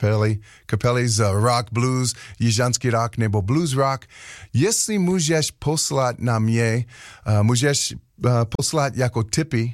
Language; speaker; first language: Czech; non-native, learner; English